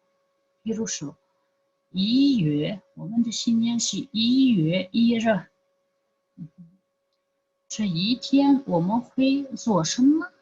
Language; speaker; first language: Chinese; non-native, fluent; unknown